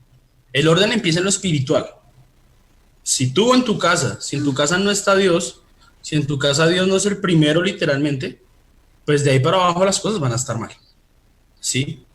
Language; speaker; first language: Spanish; native; Spanish